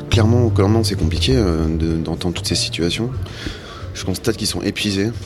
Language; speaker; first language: French; native; French